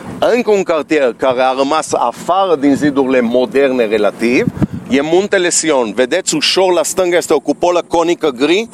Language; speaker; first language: Romanian; early bilingual, heritage; Hebrew